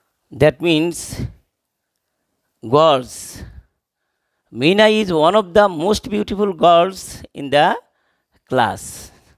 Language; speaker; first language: English; non-native, local second language; Bangla